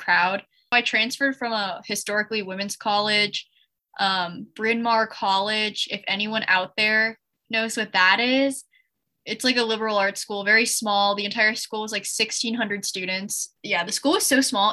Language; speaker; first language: English; native; English